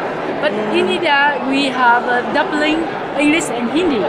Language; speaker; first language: English; non-native, learner; Vietnamese